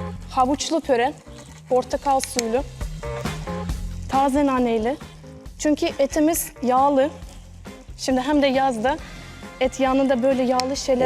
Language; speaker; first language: Turkish; non-native, fluent; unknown